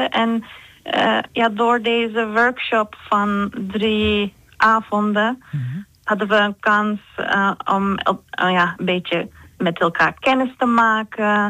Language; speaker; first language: Dutch; non-native, fluent; Turkish